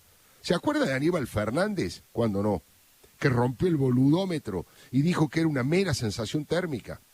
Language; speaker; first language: Spanish; native; Spanish